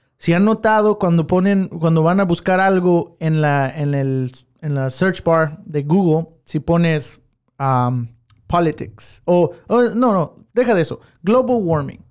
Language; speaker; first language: Spanish; early bilingual, heritage; Spanish